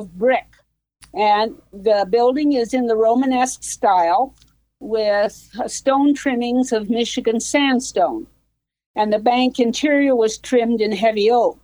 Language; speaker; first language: English; native; English